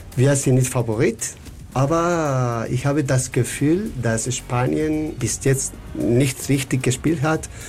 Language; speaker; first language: German; non-native, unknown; Spanish